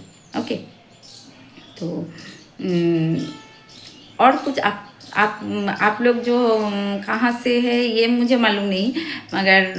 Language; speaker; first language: Hindi; non-native, local second language; Bangla